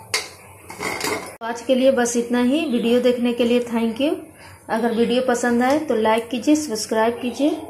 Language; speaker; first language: Hindi; native; Hindi